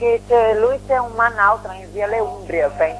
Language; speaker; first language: Italian; non-native, learner; Portuguese